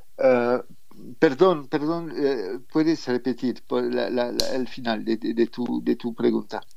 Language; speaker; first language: Spanish; non-native, fluent; French